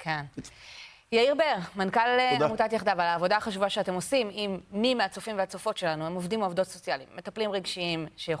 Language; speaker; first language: Hebrew; native; Hebrew